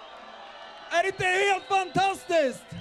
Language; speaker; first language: Swedish; early bilingual, other home language; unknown